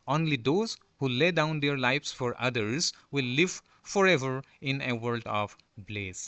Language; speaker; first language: English; non-native, local second language; Assamese